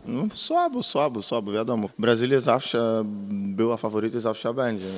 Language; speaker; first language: Polish; non-native, learner; Portuguese